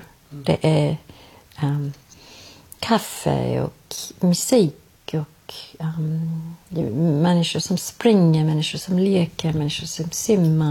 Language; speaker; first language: Swedish; non-native, fluent; English